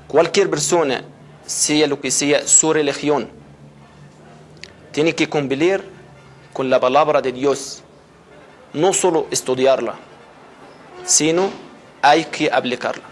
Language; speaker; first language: Spanish; non-native, fluent; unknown